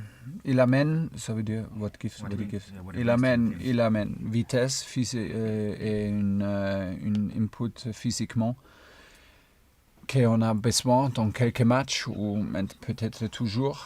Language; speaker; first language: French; non-native, fluent; German